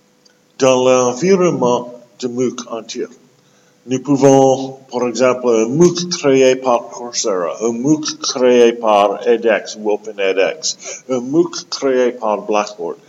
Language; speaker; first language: French; non-native, local second language; English